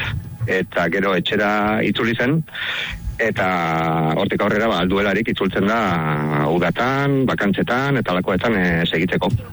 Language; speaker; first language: Basque; non-native, local second language; Spanish